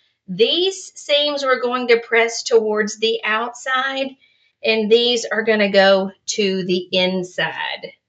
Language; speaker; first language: English; native; English